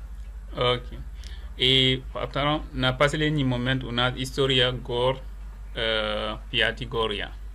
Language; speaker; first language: Russian; non-native, learner; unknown